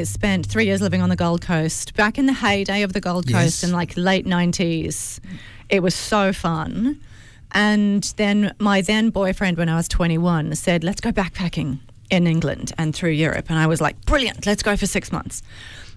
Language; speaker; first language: English; native; English